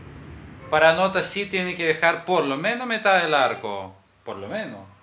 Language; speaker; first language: Spanish; non-native, fluent; Russian